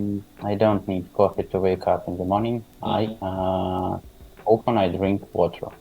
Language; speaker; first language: English; non-native, learner; Tajik